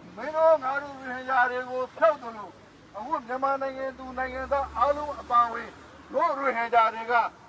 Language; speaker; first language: Burmese; non-native, local second language; Rohingya